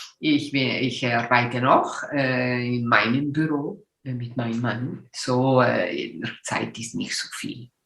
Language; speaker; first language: German; non-native, local second language; Italian